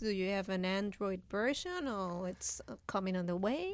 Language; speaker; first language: English; non-native, fluent; Spanish